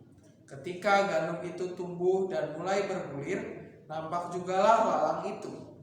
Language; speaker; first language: Indonesian; native; Indonesian